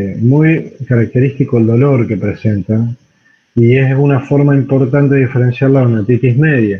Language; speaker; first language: Spanish; native; Spanish